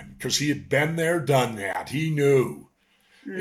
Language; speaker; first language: English; native; English